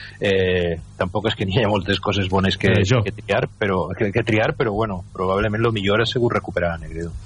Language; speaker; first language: Catalan; native; Catalan